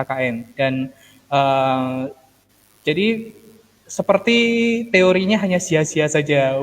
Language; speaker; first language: Indonesian; non-native, fluent; Armenian